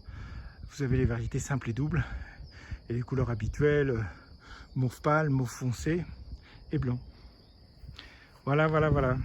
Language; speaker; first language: French; native; French